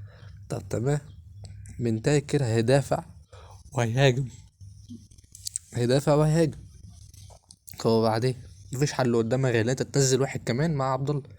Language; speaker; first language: Arabic; native; Arabic